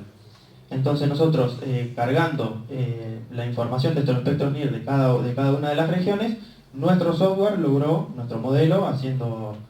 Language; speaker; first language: Spanish; native; Spanish